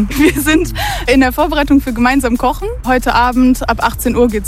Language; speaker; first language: German; native; German